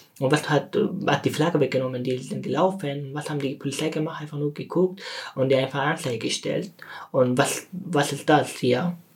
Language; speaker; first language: German; non-native, learner; Persian